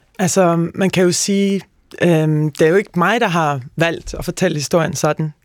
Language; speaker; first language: Danish; early bilingual, heritage; Norwegian